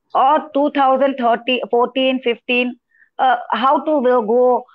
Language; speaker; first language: Hindi; non-native, local second language; Gujarati